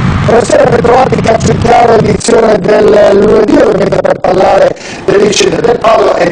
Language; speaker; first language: Italian; native; Italian